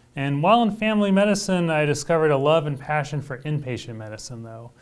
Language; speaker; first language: English; native; English